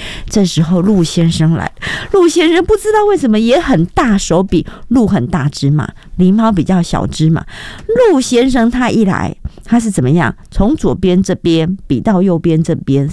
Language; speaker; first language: Chinese; native; Chinese